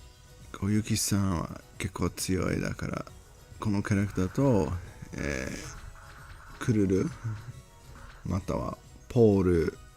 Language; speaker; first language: Japanese; non-native, learner; English